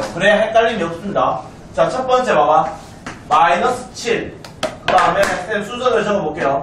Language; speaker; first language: Korean; native; Korean